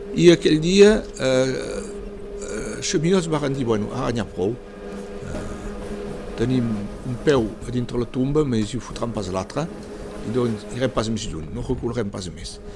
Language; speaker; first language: Catalan; early bilingual, heritage; Catalan